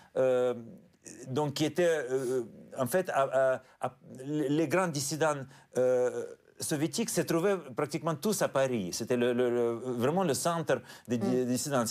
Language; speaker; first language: French; non-native, fluent; Russian